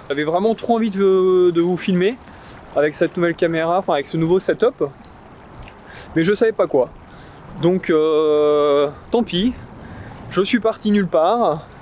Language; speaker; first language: French; native; French